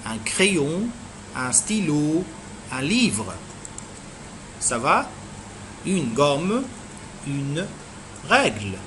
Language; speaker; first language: French; non-native, fluent; Arabic